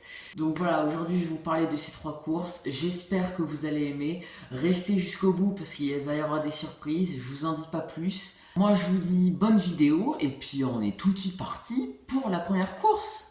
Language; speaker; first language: French; native; French